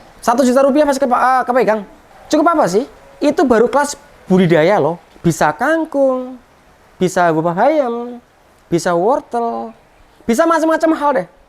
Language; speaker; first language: Indonesian; non-native, local second language; Javanese